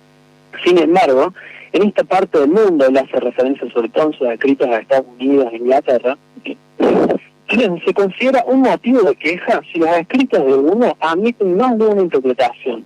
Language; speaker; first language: Spanish; native; Spanish